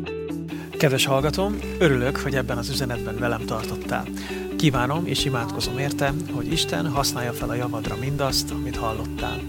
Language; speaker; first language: Hungarian; native; Hungarian